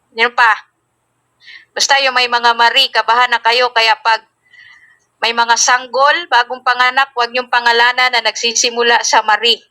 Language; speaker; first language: Filipino; native; Filipino